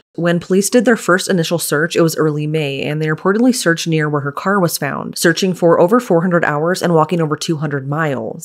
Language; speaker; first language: English; native; English